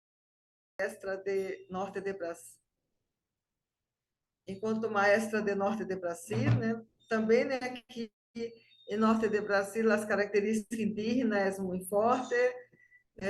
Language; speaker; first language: Portuguese; non-native, fluent; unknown